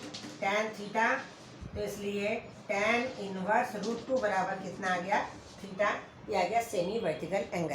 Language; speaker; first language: Hindi; native; Hindi